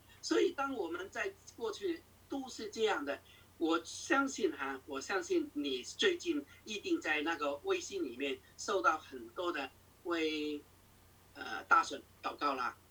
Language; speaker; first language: Chinese; non-native, local second language; Cantonese